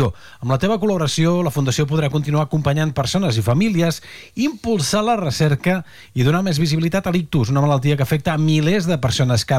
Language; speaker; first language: Catalan; native; Catalan